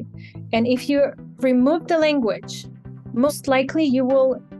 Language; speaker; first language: English; non-native, fluent; Ukrainian